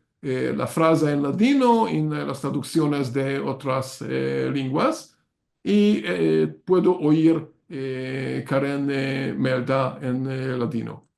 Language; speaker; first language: Spanish; non-native, learner; Hungarian